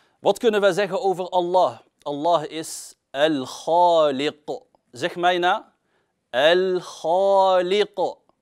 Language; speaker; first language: Dutch; early bilingual, other home language; Arabic